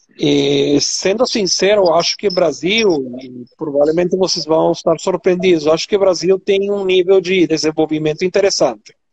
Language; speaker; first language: Portuguese; non-native, fluent; Spanish